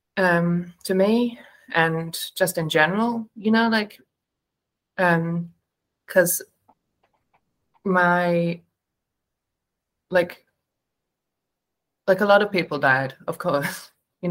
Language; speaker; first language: English; native; English